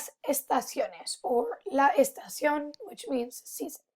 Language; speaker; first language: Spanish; non-native, fluent; English